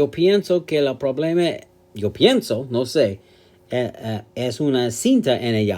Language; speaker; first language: Spanish; non-native, learner; English